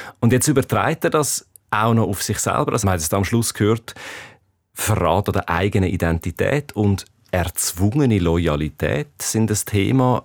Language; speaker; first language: German; native; German